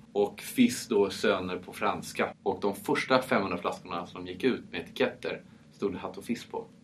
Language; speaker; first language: Swedish; early bilingual, heritage; Swedish